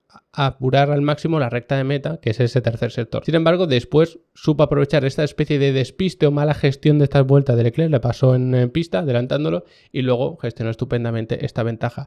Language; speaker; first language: Spanish; native; Spanish